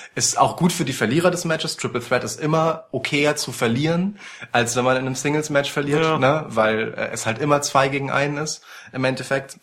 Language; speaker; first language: German; early bilingual, other home language; Polish